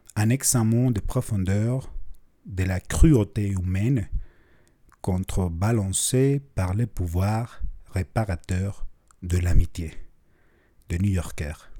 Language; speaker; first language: French; non-native, fluent; Spanish